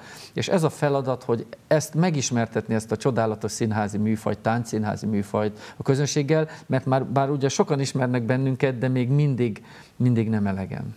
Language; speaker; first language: Hungarian; native; Hungarian